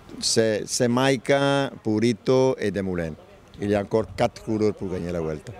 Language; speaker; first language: French; non-native, learner; Italian